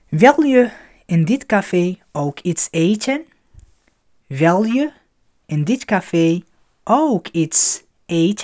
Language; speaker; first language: Dutch; non-native, fluent; Arabic